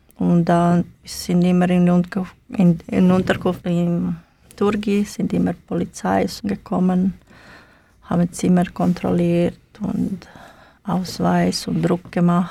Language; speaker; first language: German; non-native, learner; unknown